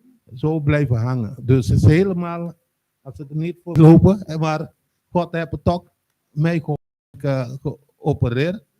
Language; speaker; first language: Dutch; non-native, local second language; Papiamento